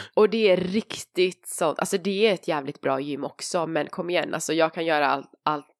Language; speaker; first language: Swedish; native; Swedish